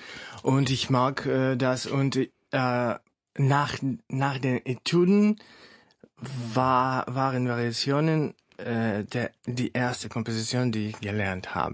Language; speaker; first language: German; non-native, fluent; Russian